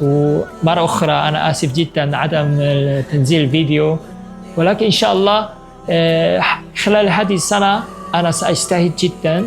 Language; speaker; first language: Arabic; non-native, fluent; Korean